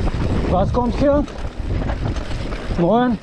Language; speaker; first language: German; non-native, learner; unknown